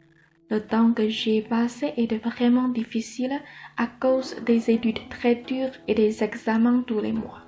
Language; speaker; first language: French; non-native, learner; Chinese